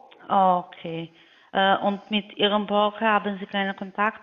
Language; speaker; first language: German; non-native, learner; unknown